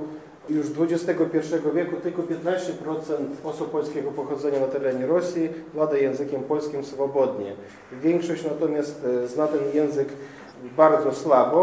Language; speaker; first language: Polish; non-native, fluent; Russian